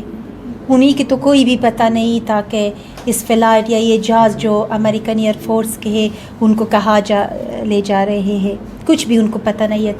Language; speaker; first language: Hindi; non-native, learner; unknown